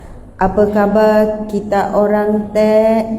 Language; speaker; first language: Malay; native; Malay